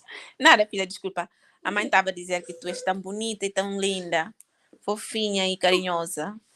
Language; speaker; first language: Portuguese; non-native, local second language; Tetum